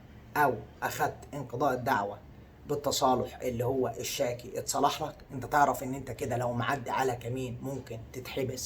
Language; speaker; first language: Arabic; native; Arabic